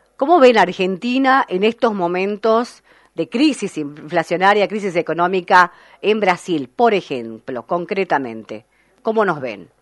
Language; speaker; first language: Spanish; native; Spanish